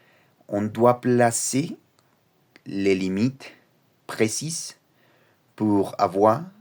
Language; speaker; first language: French; non-native, learner; Spanish